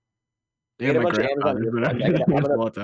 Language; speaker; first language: English; native; English